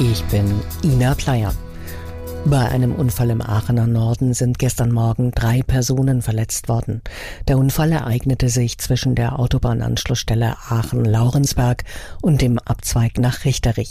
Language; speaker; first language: German; native; German